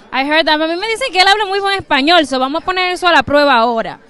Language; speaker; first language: Spanish; native; Spanish